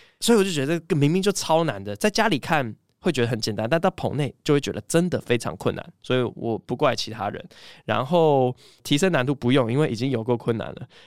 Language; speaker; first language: Chinese; early bilingual, other home language; English